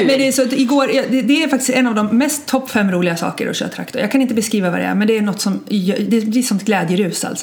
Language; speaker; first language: Swedish; native; Swedish